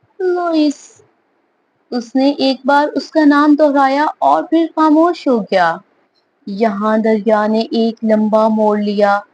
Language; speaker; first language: Urdu; native; Urdu